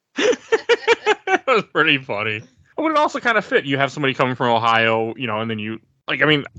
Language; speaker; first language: English; native; English